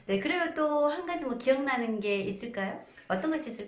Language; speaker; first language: Korean; native; Korean